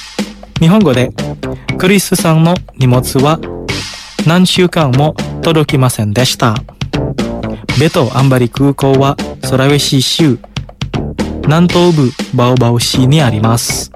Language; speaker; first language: Japanese; non-native, fluent; Indonesian